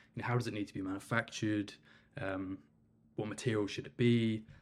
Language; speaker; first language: English; native; English